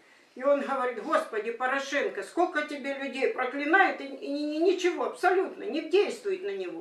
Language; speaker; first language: Russian; native; Russian